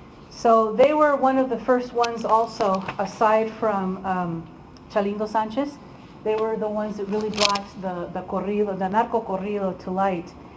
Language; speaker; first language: English; early bilingual, other home language; Spanish